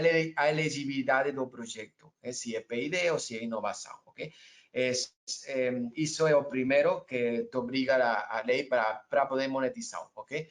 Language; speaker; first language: Portuguese; non-native, learner; Spanish